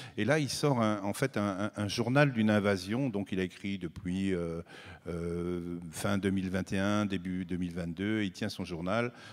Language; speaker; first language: French; native; French